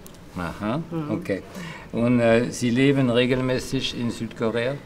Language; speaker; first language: German; non-native, fluent; French